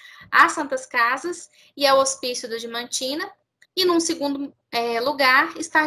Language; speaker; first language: Portuguese; native; Portuguese